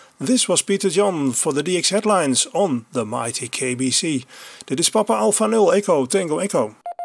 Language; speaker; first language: English; non-native, fluent; Dutch